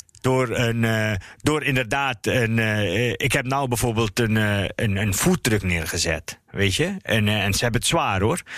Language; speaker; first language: Dutch; early bilingual, other home language; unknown